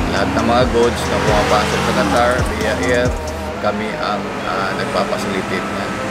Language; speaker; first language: Filipino; native; Filipino